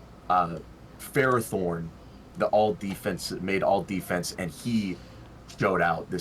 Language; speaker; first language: English; native; English